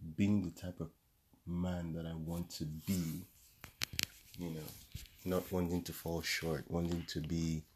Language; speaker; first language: English; non-native, local second language; Yoruba